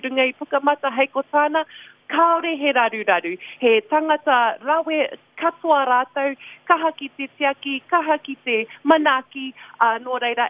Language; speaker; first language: Māori; non-native, local second language; English